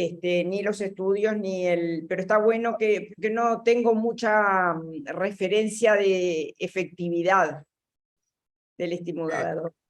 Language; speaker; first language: Spanish; native; Spanish